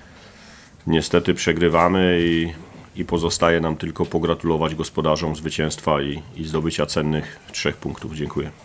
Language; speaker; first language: Polish; native; Polish